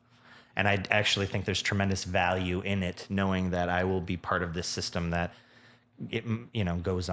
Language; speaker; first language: English; native; English